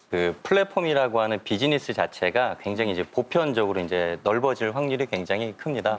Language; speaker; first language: Korean; native; Korean